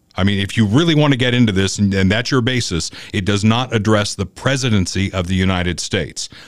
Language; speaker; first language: English; native; English